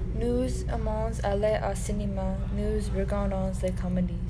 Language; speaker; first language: French; non-native, learner; English